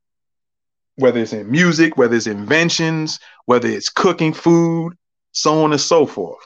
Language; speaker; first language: English; native; English